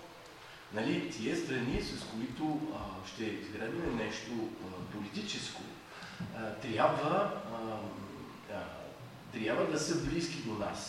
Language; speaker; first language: Bulgarian; non-native, fluent; French